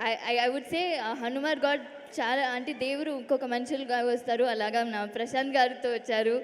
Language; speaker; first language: Telugu; non-native, local second language; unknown